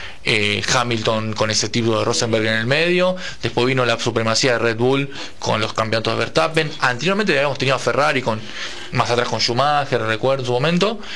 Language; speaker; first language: Spanish; native; Spanish